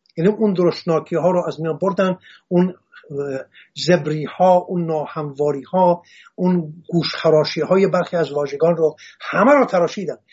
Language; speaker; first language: Persian; non-native, local second language; Assyrian Neo-Aramaic